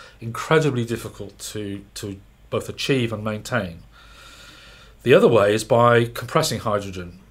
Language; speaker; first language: English; native; English